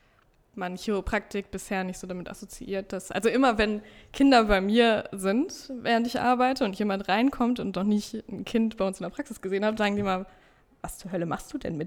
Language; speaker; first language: German; native; German